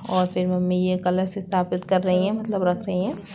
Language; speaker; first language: Hindi; native; Hindi